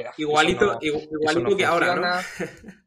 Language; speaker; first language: Spanish; native; Spanish